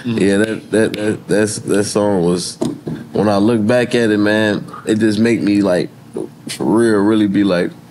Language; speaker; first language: English; native; English